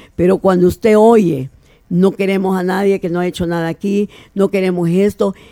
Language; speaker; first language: Spanish; native; Spanish